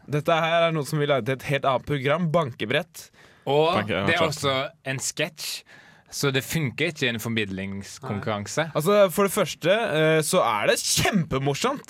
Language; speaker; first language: Norwegian; native; Norwegian